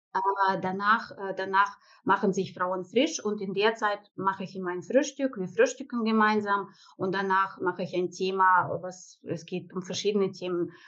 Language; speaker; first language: German; non-native, fluent; Russian